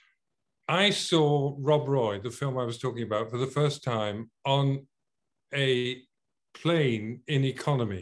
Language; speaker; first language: English; native; English